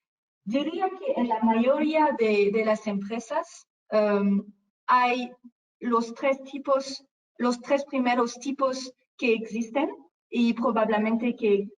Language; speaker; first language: Spanish; non-native, fluent; French